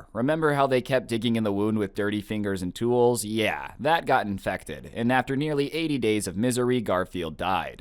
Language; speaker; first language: English; native; English